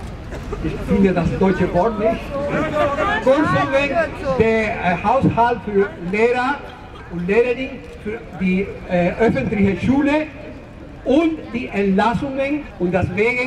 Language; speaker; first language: German; non-native, fluent; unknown